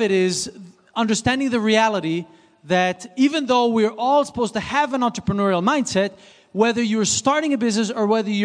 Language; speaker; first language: English; non-native, fluent; Swiss German